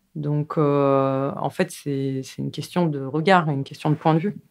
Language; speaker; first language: French; native; French